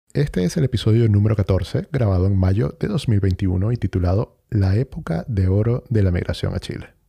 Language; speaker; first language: Spanish; native; Spanish